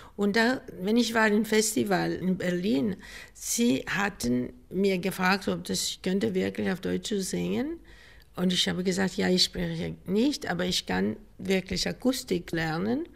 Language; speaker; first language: German; non-native, learner; Greek